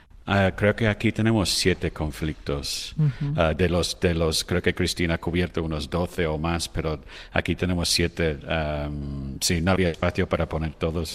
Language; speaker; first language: Spanish; non-native, fluent; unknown